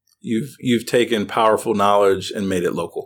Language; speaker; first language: English; native; English